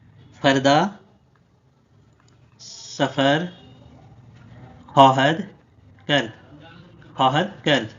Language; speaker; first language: Persian; non-native, fluent; Urdu